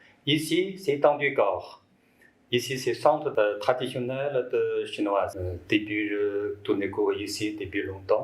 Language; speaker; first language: French; non-native, learner; Chinese